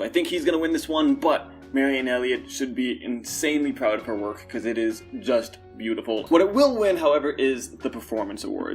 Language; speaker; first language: English; native; English